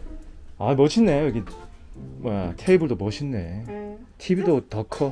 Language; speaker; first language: Korean; native; Korean